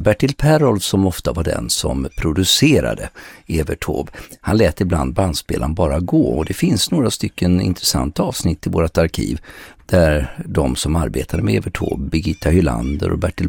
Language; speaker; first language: Swedish; native; Swedish